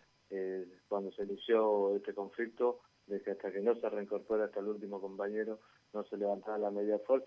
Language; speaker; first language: Spanish; native; Spanish